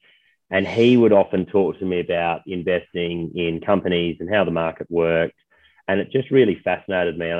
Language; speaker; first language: English; native; English